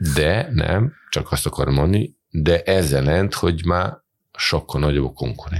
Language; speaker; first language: Hungarian; non-native, fluent; Serbian